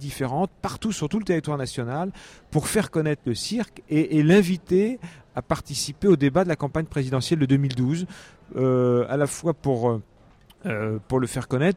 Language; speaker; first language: French; native; French